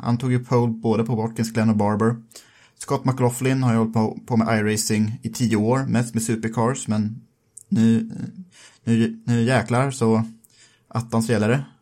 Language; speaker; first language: Swedish; native; Swedish